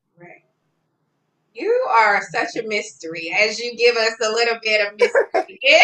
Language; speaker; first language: English; native; English